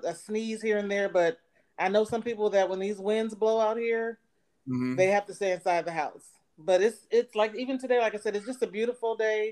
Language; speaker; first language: English; native; English